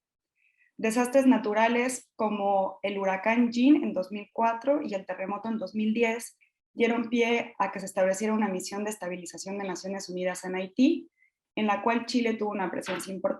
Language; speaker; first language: Spanish; native; Spanish